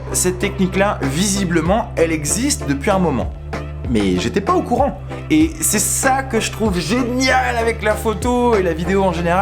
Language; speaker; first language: French; native; French